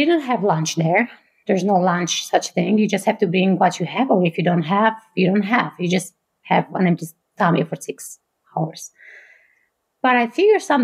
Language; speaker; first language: English; non-native, fluent; Romanian